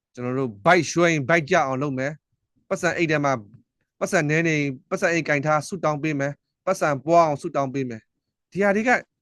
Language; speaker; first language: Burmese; non-native, local second language; S'gaw Karen